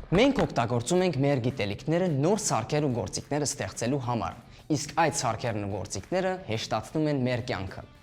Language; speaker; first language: Armenian; early bilingual, heritage; Armenian